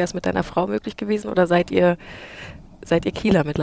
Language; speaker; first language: German; native; German